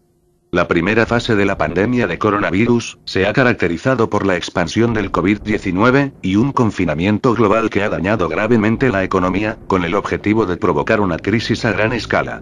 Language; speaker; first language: Spanish; native; Spanish